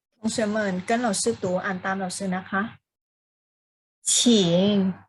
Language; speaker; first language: Chinese; non-native, fluent; Thai